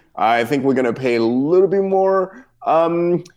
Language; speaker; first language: English; non-native, local second language; French